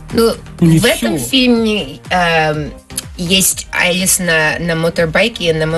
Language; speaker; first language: Russian; early bilingual, heritage; Russian